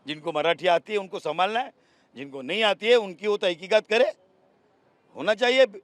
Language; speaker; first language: Hindi; non-native, local second language; Marathi